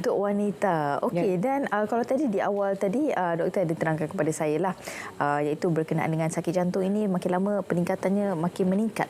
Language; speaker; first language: Malay; native; Malay